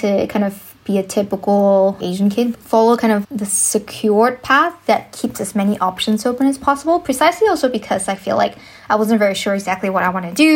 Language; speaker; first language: English; non-native, local second language; Chinese